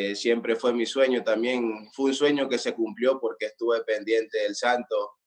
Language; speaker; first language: Spanish; native; Spanish